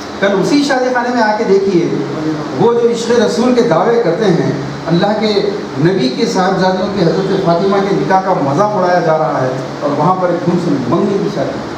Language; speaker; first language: Urdu; native; Urdu